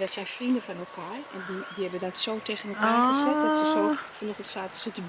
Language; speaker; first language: Dutch; native; Dutch